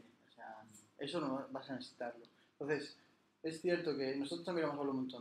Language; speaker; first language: Spanish; native; Spanish